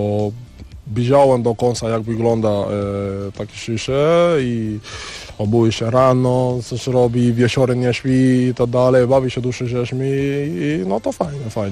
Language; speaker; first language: Polish; non-native, learner; Spanish